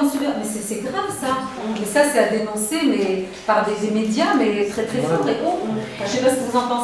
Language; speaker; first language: French; native; French